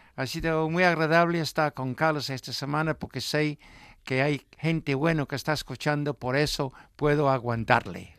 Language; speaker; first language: Spanish; non-native, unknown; English